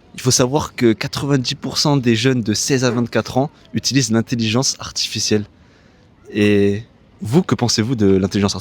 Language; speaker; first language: French; native; French